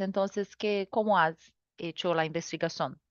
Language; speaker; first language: Spanish; non-native, learner; Portuguese